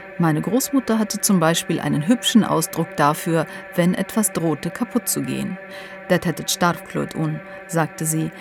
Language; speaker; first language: German; native; German